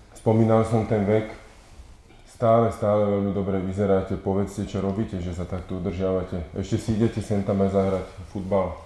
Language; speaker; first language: Slovak; native; Slovak